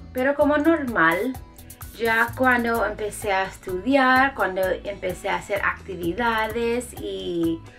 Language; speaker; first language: Spanish; early bilingual, heritage; Spanish